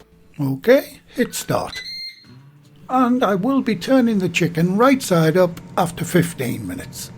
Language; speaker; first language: English; native; English